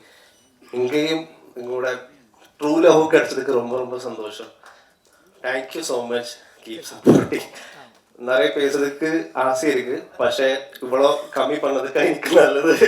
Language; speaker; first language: Tamil; non-native, learner; Malayalam